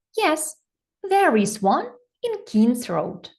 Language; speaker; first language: English; non-native, fluent; Ukrainian